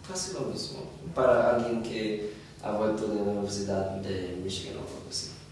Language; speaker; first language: Spanish; non-native, learner; English